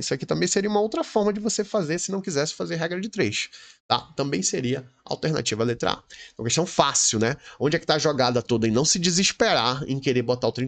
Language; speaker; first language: Portuguese; native; Portuguese